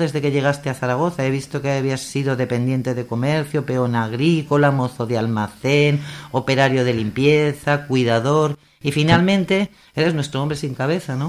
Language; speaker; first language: Spanish; native; Spanish